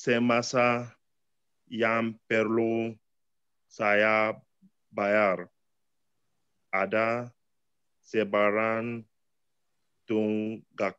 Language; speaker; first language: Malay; non-native, learner; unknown